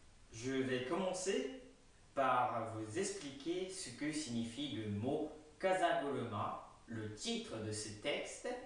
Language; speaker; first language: French; non-native, fluent; Japanese